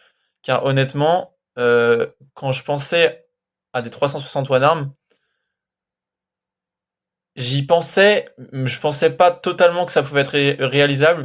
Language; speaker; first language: French; native; French